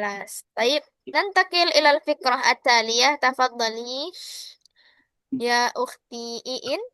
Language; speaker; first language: Arabic; non-native, fluent; Indonesian